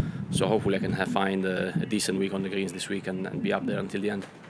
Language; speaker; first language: English; non-native, fluent; Italian